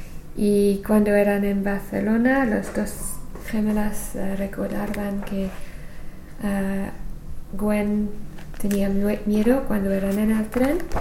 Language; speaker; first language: Spanish; non-native, learner; English